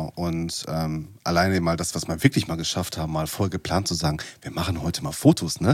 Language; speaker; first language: German; native; German